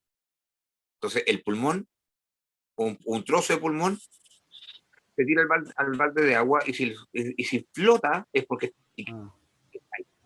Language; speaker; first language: Spanish; native; Spanish